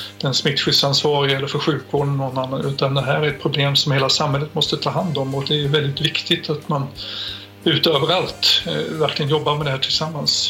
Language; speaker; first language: Swedish; native; Swedish